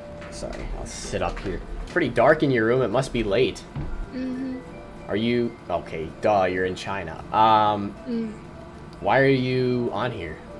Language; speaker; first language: English; native; English